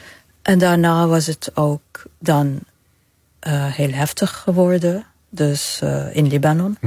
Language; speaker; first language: Dutch; non-native, fluent; Arabic